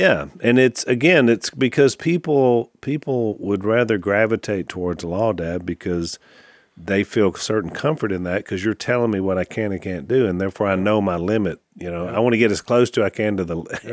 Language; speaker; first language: English; native; English